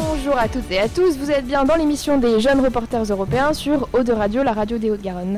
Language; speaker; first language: French; native; French